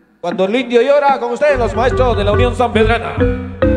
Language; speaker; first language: Spanish; non-native, local second language; Kaqchikel